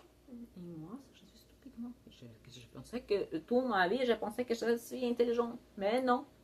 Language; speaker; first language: French; non-native, learner; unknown